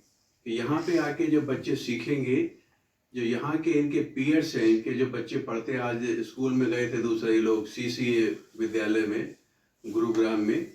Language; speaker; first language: Hindi; native; Hindi